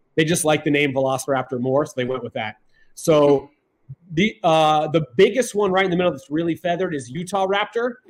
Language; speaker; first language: English; native; English